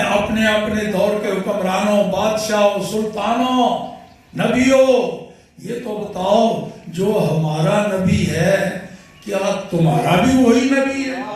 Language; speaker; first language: Urdu; non-native, local second language; Punjabi